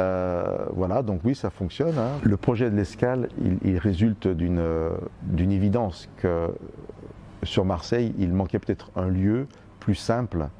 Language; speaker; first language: French; native; French